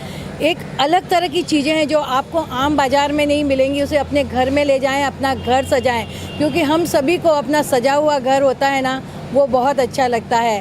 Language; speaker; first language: Hindi; native; Hindi